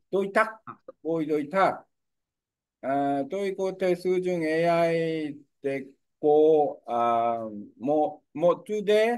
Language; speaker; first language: Vietnamese; non-native, learner; Korean